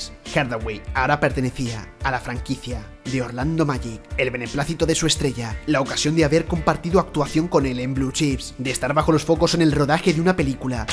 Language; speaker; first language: Spanish; native; Spanish